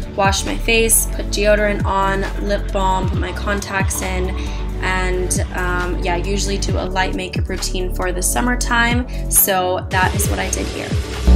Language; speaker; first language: English; native; English